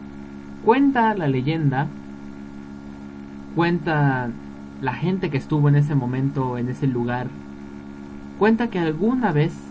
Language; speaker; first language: Spanish; native; Spanish